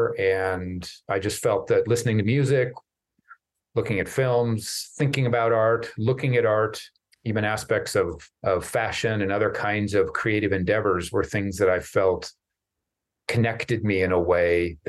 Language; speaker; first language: English; native; English